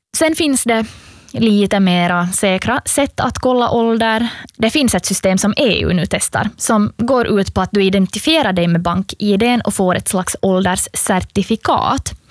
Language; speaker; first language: Swedish; native; Swedish